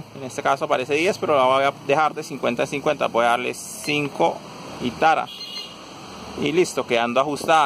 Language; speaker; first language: Spanish; native; Spanish